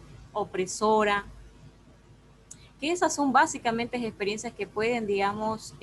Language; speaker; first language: Spanish; native; Spanish